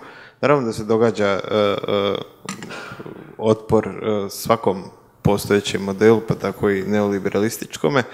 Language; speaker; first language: Croatian; native; Croatian